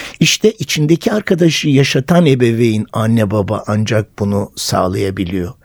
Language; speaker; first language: Turkish; native; Turkish